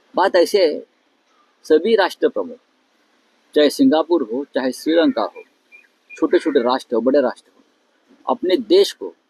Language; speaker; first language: Hindi; non-native, local second language; Marathi